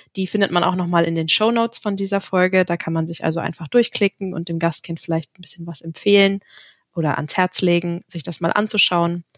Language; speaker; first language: German; native; German